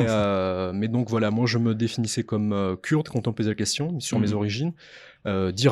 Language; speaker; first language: French; native; French